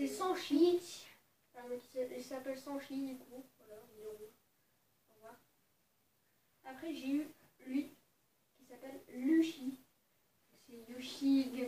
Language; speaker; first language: French; native; French